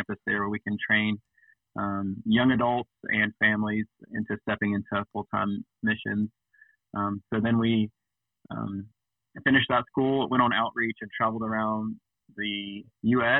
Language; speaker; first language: English; native; English